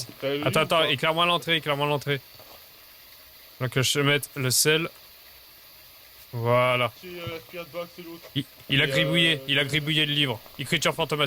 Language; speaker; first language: French; native; French